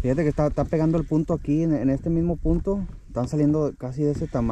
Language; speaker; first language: Spanish; native; Spanish